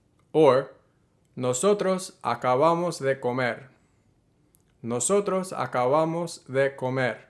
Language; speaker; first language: Spanish; non-native, fluent; English